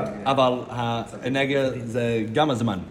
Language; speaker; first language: Hebrew; non-native, fluent; English